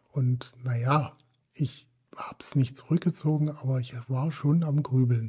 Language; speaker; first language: German; native; German